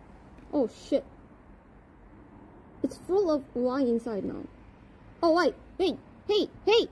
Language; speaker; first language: English; non-native, fluent; Korean